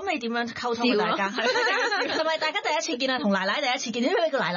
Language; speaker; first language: Cantonese; native; Cantonese